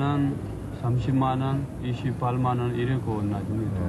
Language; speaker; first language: Korean; non-native, learner; Urdu